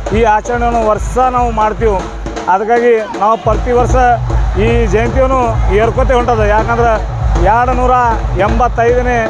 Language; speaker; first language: Kannada; non-native, local second language; Lambadi